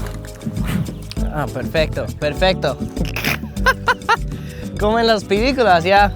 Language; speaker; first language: Spanish; non-native, learner; English